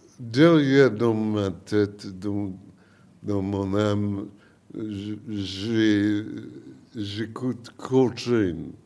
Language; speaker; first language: French; non-native, learner; English